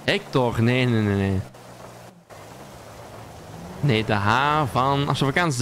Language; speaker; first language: Dutch; native; Dutch